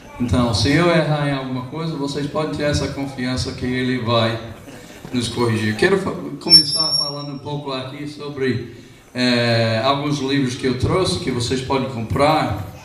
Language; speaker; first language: Portuguese; non-native, fluent; English